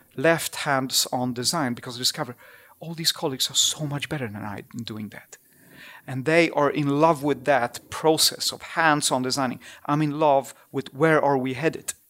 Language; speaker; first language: English; non-native, fluent; Polish